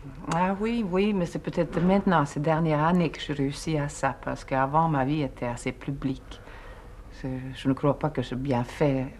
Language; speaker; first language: French; non-native, fluent; Swedish